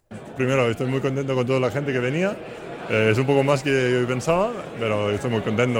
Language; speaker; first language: Spanish; non-native, fluent; Icelandic